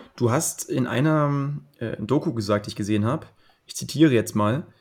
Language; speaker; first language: German; native; German